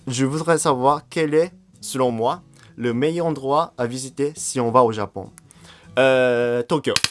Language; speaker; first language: French; non-native, fluent; Japanese